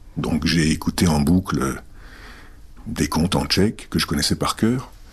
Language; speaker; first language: French; early bilingual, other home language; Czech